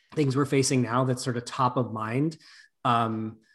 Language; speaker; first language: English; native; English